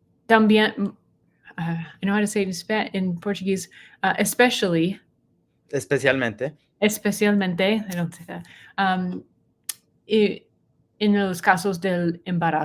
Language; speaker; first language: Spanish; non-native, learner; English